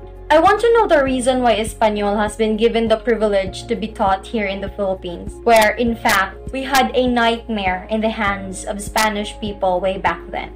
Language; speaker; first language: English; non-native, local second language; Cebuano